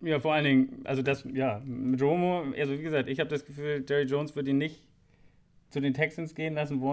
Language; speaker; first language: German; native; German